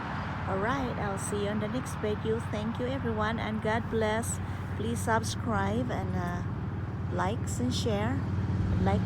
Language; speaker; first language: English; non-native, fluent; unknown